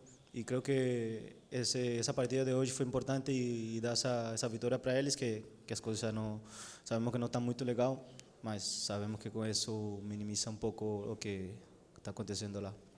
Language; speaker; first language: Portuguese; non-native, fluent; Spanish